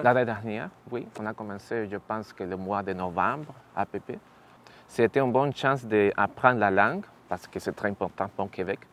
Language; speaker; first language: French; non-native, learner; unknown